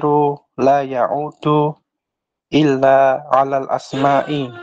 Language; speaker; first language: Arabic; non-native, learner; Indonesian